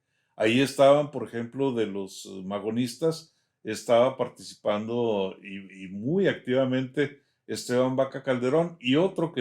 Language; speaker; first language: Spanish; native; Spanish